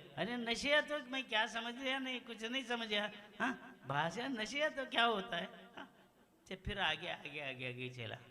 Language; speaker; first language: Hindi; non-native, local second language; Kannada